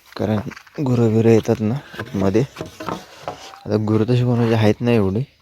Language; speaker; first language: Marathi; native; Marathi